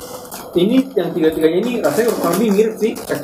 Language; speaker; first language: Indonesian; native; Indonesian